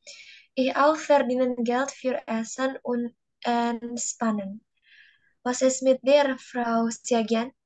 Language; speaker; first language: German; non-native, learner; Indonesian